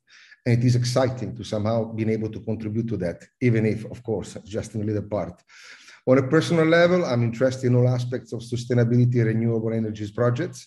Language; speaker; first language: English; non-native, fluent; Italian